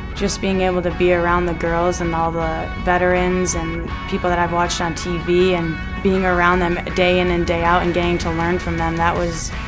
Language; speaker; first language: English; native; English